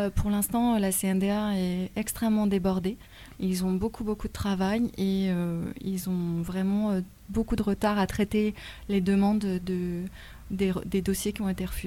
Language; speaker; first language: French; native; French